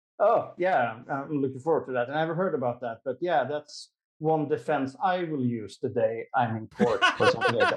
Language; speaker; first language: English; non-native, fluent; Swedish